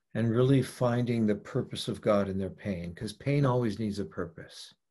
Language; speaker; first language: English; native; English